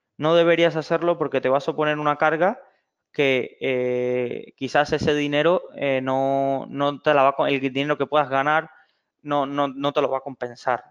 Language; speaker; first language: Spanish; native; Spanish